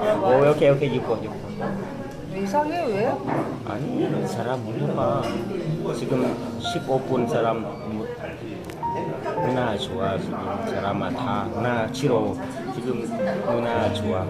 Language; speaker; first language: Korean; non-native, learner; Thai